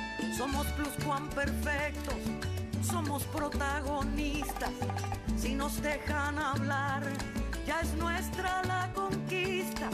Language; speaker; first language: Spanish; native; Spanish